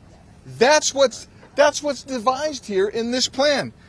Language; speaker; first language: English; native; English